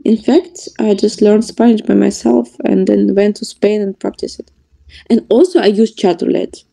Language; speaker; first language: English; non-native, fluent; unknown